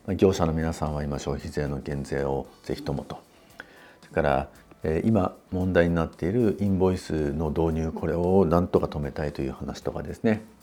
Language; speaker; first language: Japanese; native; Japanese